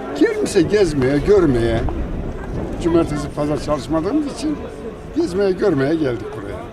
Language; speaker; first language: Turkish; native; Turkish